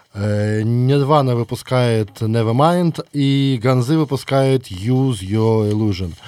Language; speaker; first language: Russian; native; Russian